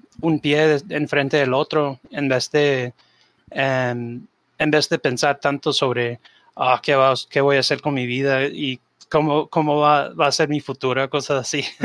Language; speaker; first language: Spanish; early bilingual, heritage; Spanish